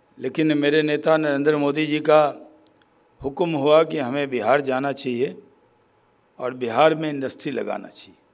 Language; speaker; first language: Hindi; native; Hindi